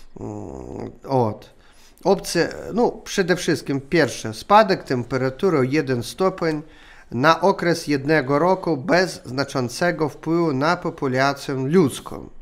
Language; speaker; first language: Polish; non-native, learner; Russian